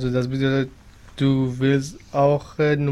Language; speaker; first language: German; non-native, learner; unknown